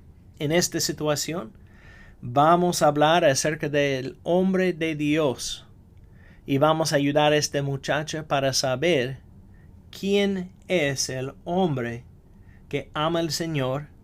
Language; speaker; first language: Spanish; non-native, fluent; English